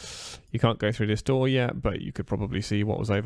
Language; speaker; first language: English; native; English